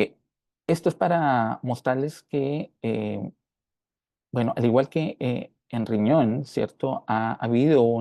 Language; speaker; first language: Spanish; native; Spanish